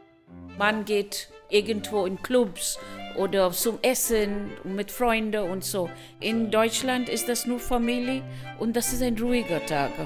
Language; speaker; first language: German; non-native, learner; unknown